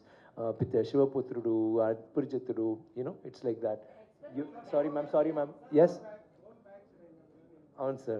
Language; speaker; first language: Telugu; non-native, learner; Tamil